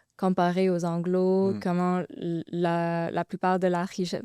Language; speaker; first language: French; non-native, fluent; English